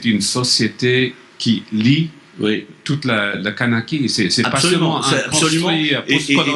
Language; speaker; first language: French; non-native, fluent; English